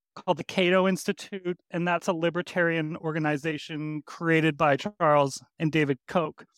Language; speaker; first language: English; native; English